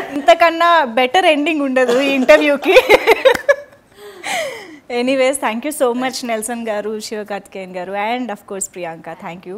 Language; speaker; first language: Telugu; native; Telugu